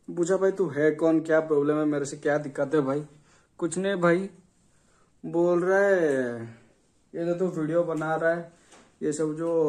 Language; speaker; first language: Hindi; non-native, local second language; Odia